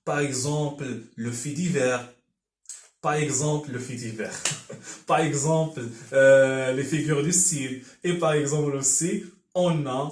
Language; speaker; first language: French; non-native, local second language; Arabic